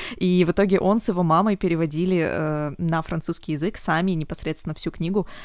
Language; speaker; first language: Russian; native; Russian